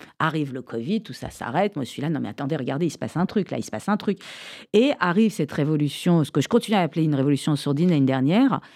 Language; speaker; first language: French; early bilingual, other home language; Persian